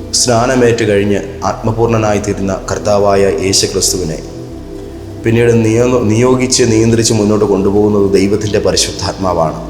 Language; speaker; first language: Malayalam; native; Malayalam